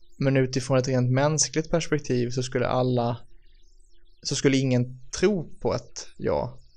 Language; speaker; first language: Swedish; native; Swedish